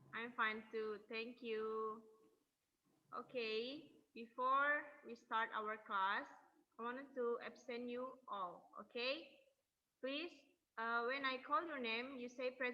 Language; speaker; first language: English; non-native, learner; Indonesian